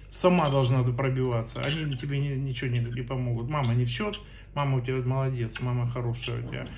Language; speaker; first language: Russian; native; Russian